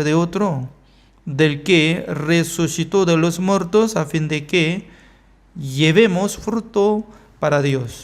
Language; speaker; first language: Spanish; non-native, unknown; Korean